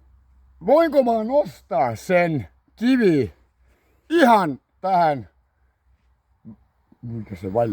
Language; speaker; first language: Finnish; non-native, learner; Estonian